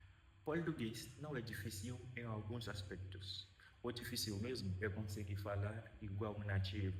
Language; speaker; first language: Portuguese; non-native, fluent; Haitian Creole